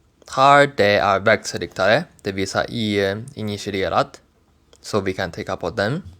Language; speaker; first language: Swedish; non-native, learner; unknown